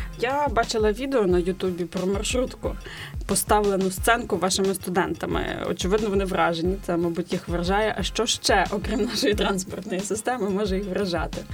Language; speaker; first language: Ukrainian; native; Ukrainian